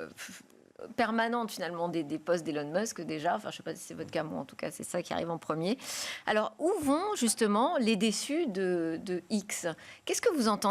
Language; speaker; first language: French; native; French